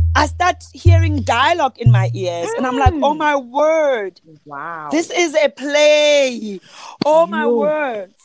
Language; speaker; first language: English; non-native, local second language; Southern Sotho